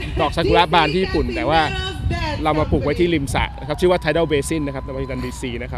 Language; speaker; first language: Thai; native; Thai